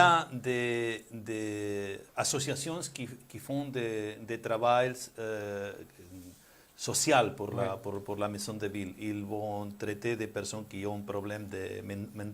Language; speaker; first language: French; non-native, learner; Spanish